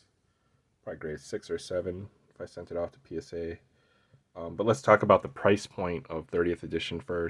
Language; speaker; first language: English; native; English